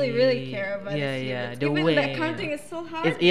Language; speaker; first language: English; non-native, fluent; Arabic